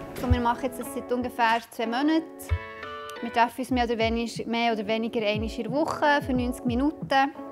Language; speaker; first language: German; native; German